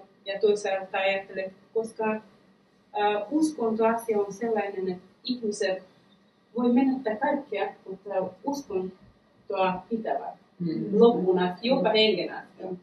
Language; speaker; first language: Finnish; non-native, fluent; Persian